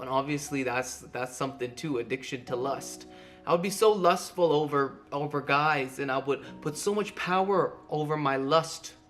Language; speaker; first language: English; native; English